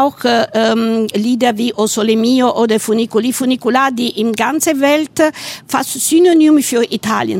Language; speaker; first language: German; non-native, fluent; Italian